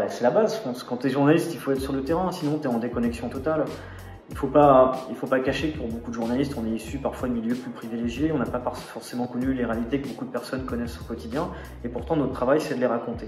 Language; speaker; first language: French; native; French